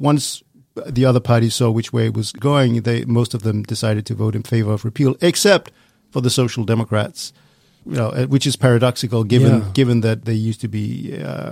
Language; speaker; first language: English; non-native, fluent; Danish